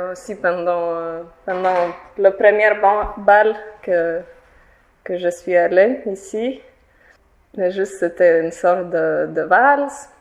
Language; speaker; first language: French; non-native, fluent; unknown